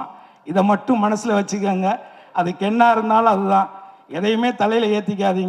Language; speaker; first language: Tamil; native; Tamil